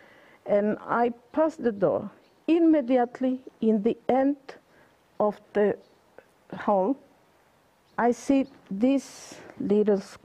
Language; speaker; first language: English; non-native, learner; Spanish